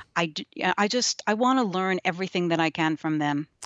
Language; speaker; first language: English; early bilingual, other home language; Yiddish